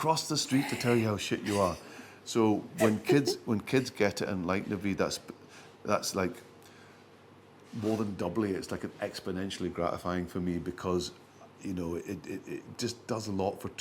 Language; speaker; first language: English; early bilingual, other home language; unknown